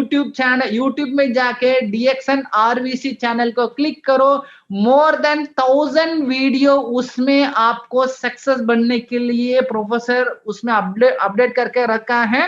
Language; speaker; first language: Hindi; non-native, local second language; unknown